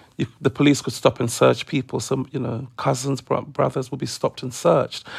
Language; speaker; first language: English; non-native, local second language; Akan